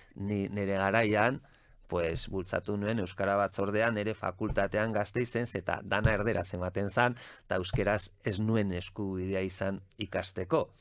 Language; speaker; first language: Basque; non-native, local second language; Spanish